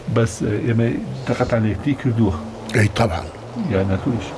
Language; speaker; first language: German; non-native, learner; Kurdish